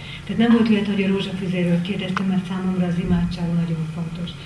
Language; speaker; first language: Hungarian; native; Hungarian